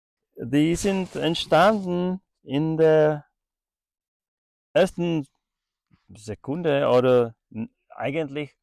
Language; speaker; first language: German; non-native, fluent; Czech